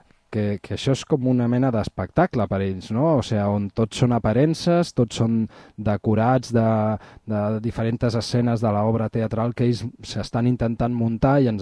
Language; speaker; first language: Catalan; native; Catalan